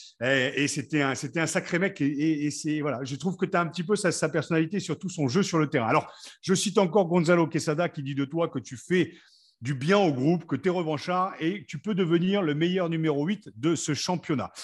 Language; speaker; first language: French; native; French